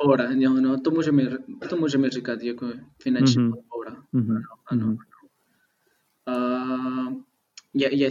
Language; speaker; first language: Czech; non-native, fluent; Spanish